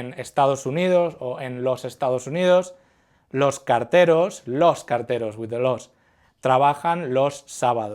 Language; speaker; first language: Spanish; non-native, fluent; English